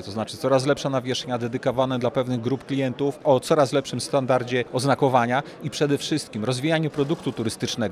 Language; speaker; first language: Polish; native; Polish